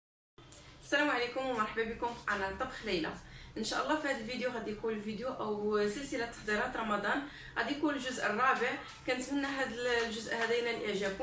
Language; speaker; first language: Arabic; native; Arabic